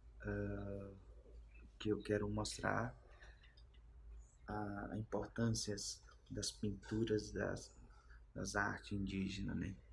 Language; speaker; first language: Portuguese; non-native, local second language; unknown